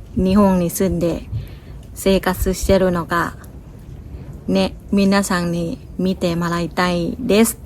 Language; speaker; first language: Japanese; non-native, learner; Thai